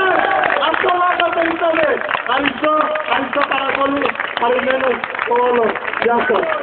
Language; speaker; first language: Greek; non-native, learner; Bangla